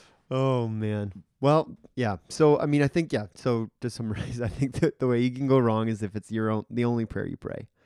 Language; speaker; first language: English; native; English